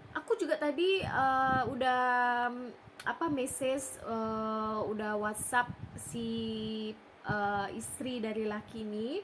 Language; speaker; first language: Indonesian; native; Indonesian